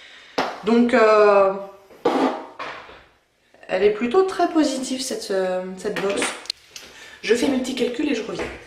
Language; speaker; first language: French; native; French